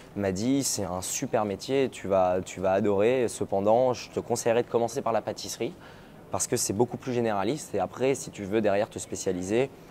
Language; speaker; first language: French; native; French